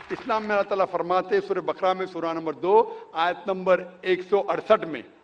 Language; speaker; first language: Hindi; native; Hindi